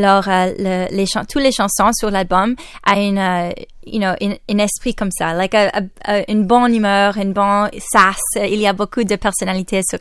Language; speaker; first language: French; non-native, local second language; English